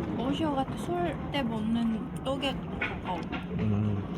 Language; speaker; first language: Korean; non-native, fluent; Japanese